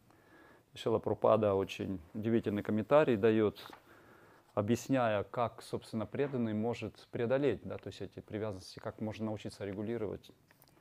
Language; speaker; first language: Russian; native; Russian